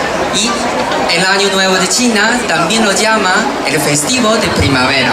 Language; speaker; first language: Spanish; non-native, fluent; Chinese